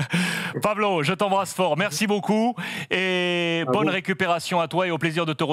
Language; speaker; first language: French; native; French